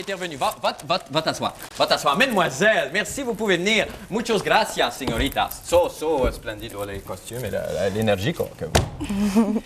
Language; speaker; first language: French; native; French